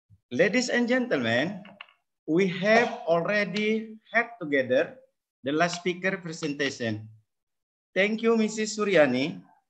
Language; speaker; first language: English; non-native, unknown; Indonesian